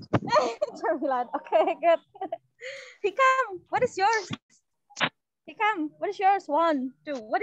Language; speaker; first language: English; non-native, fluent; Indonesian